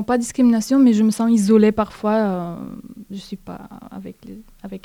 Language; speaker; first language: French; non-native, fluent; Bulgarian